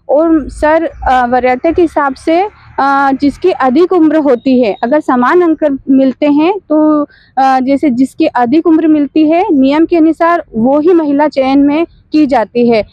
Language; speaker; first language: Hindi; native; Hindi